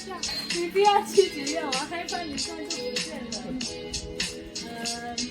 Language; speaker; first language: Chinese; early bilingual, heritage; Chinese